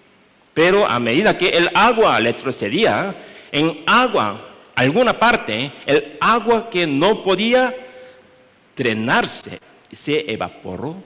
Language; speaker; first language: Spanish; non-native, learner; Korean